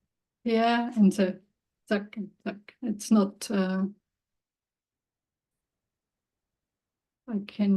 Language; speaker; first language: English; non-native, learner; German